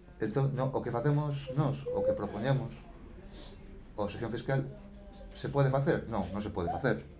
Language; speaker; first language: Galician; native; Galician